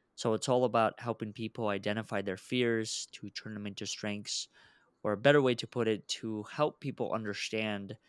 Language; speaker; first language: English; early bilingual, other home language; Russian